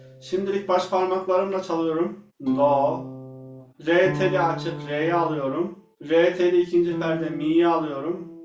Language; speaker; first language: Turkish; native; Turkish